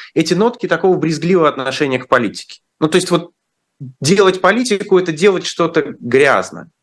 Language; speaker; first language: Russian; native; Russian